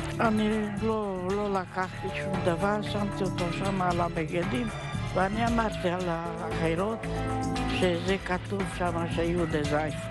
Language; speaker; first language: Hebrew; non-native, fluent; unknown